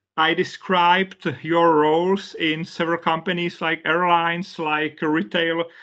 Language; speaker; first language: English; non-native, fluent; Czech